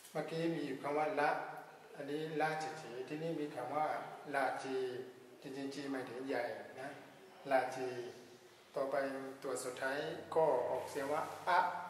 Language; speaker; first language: Thai; non-native, fluent; Burmese